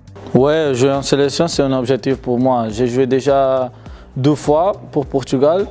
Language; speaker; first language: French; non-native, fluent; Portuguese